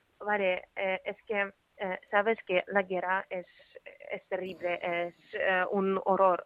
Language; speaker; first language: Spanish; non-native, learner; Ukrainian